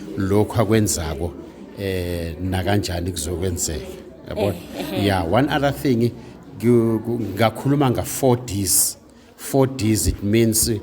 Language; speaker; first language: Zulu; non-native, local second language; South Ndebele